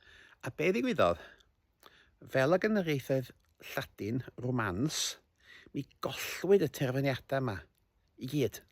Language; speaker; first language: Welsh; native; Welsh